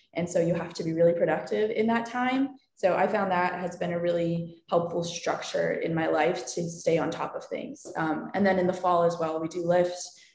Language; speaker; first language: English; native; English